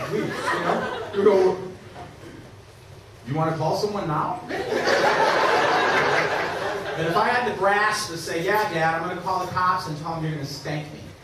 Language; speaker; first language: English; native; English